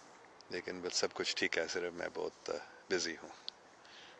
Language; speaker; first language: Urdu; non-native, fluent; English